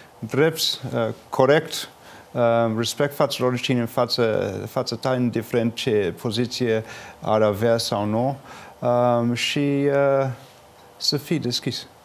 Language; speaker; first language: Romanian; non-native, fluent; English